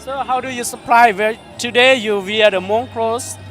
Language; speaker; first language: English; non-native, learner; Hmong